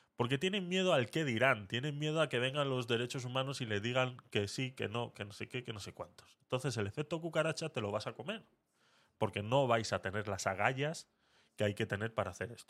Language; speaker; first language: Spanish; native; Spanish